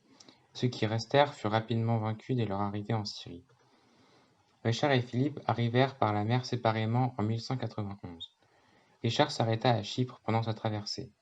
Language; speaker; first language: French; native; French